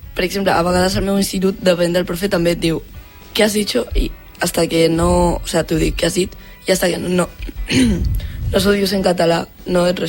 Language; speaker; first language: Catalan; non-native, local second language; Spanish